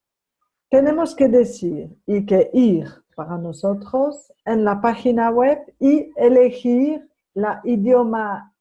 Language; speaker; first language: Spanish; non-native, fluent; French